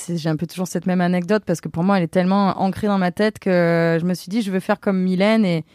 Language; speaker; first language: French; native; French